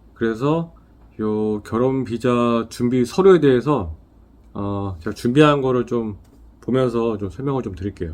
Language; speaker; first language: Korean; native; Korean